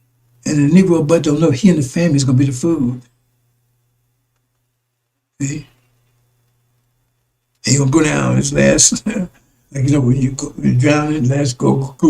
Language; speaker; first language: English; native; English